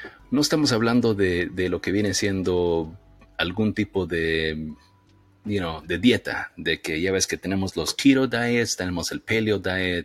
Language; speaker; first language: Spanish; early bilingual, heritage; Spanish